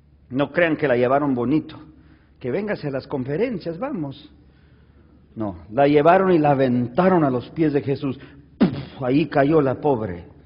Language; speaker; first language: Spanish; early bilingual, heritage; Spanish